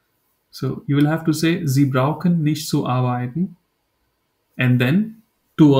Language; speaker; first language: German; non-native, fluent; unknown